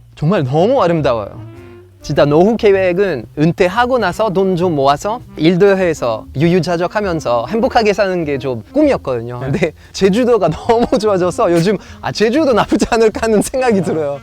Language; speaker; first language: Korean; non-native, fluent; French